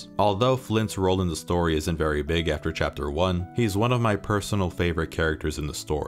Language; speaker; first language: English; native; English